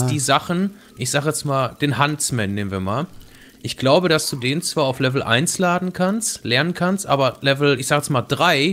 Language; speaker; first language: German; native; German